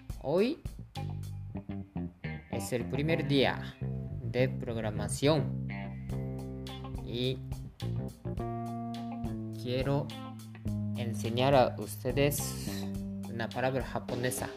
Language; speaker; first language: Spanish; non-native, fluent; Japanese